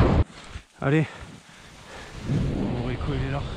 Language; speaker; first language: French; native; French